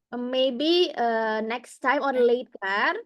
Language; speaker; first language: English; non-native, fluent; Indonesian